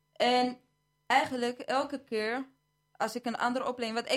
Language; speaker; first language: Dutch; early bilingual, other home language; Arabic